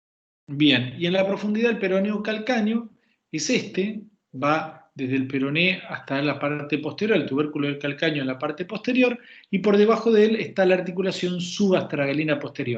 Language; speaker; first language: Spanish; native; Spanish